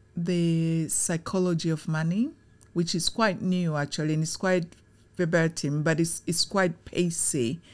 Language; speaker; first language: English; non-native, local second language; Swahili